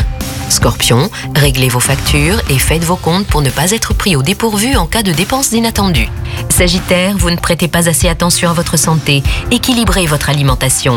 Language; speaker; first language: French; native; French